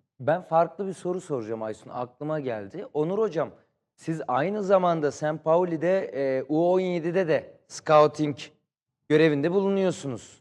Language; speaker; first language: Turkish; native; Turkish